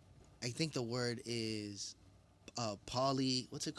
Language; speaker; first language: English; native; English